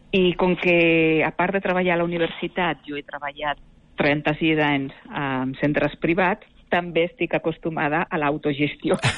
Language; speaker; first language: Catalan; native; Catalan